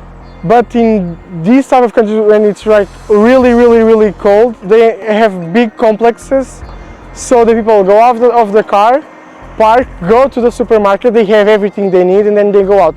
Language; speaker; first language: English; non-native, fluent; Portuguese